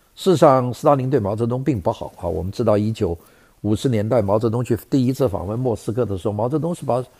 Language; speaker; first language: Chinese; native; Chinese